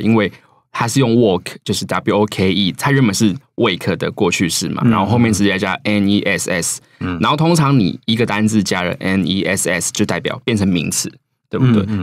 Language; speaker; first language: Chinese; native; Chinese